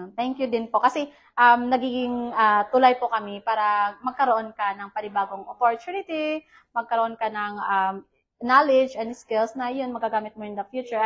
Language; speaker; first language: Filipino; native; Filipino